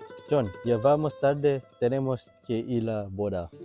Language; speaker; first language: Spanish; non-native, learner; Malay